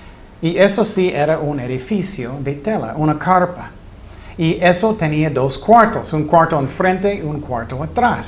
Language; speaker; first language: Spanish; non-native, fluent; English